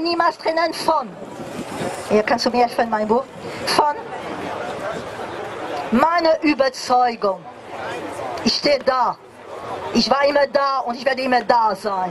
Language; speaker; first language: German; non-native, fluent; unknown